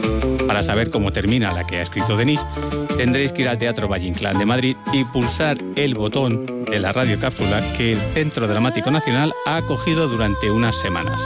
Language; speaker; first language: Spanish; native; Spanish